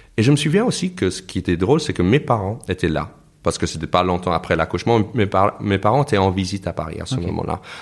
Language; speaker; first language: French; non-native, fluent; English